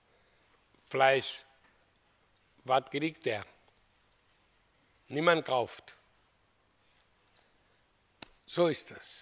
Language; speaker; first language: German; non-native, fluent; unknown